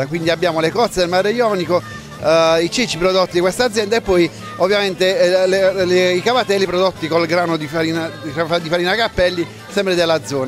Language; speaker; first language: Italian; native; Italian